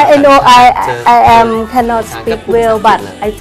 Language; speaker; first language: English; non-native, learner; Thai